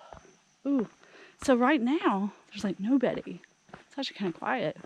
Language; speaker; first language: English; native; English